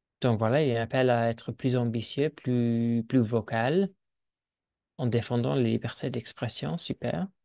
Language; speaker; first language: French; non-native, fluent; English